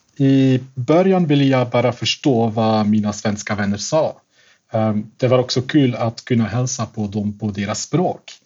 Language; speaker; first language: Swedish; non-native, fluent; Dutch